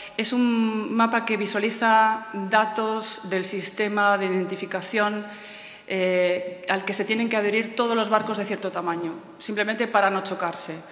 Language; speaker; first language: Spanish; native; Spanish